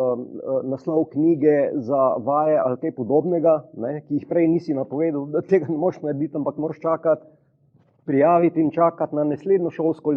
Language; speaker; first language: Slovenian; native; Slovenian